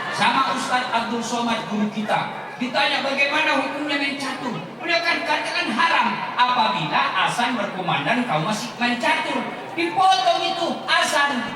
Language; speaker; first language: Indonesian; non-native, local second language; Buginese